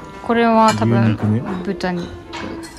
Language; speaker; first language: Japanese; non-native, learner; German